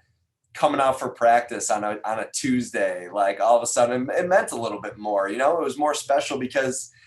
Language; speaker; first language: English; native; English